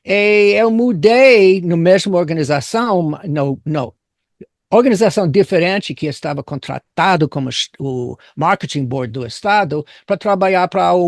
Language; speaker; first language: Portuguese; non-native, fluent; English